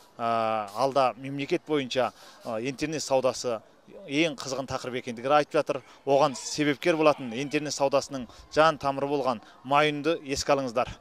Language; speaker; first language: Kazakh; early bilingual, heritage; Kazakh